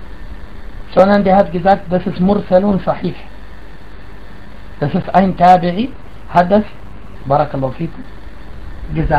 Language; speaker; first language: German; non-native, fluent; Arabic